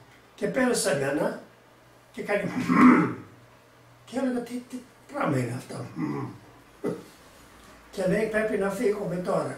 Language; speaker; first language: Greek; early bilingual, heritage; Greek